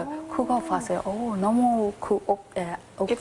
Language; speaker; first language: Korean; non-native, learner; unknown